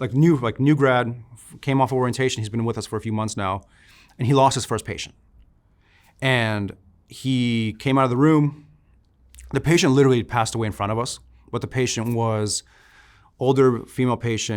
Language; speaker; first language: English; native; English